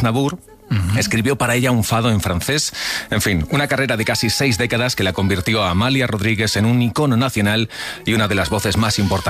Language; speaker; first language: Spanish; native; Spanish